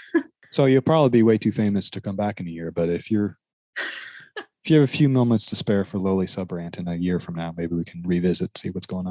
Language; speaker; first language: English; native; English